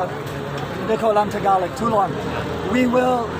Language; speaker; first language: Filipino; non-native, learner; English